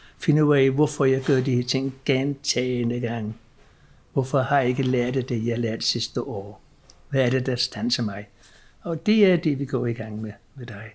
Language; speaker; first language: Danish; non-native, fluent; English